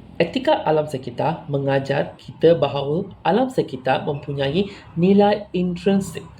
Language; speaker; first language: Malay; non-native, local second language; Tamil